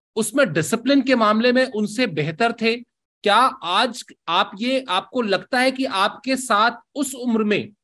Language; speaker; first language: Hindi; native; Hindi